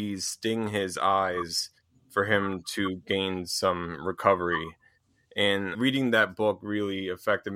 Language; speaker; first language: English; native; English